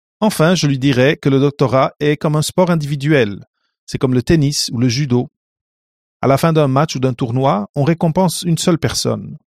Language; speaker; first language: French; native; French